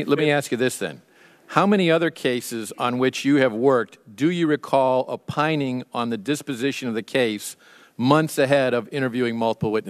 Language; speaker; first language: English; native; English